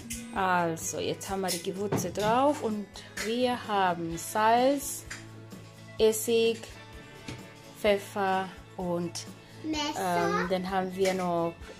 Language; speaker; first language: German; non-native, fluent; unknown